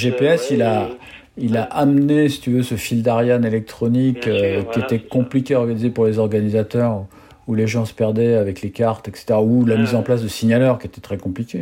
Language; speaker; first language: French; native; French